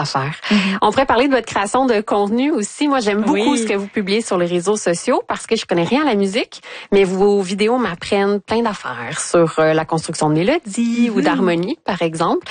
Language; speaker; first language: French; native; French